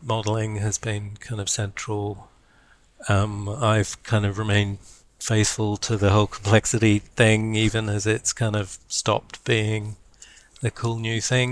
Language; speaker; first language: English; native; English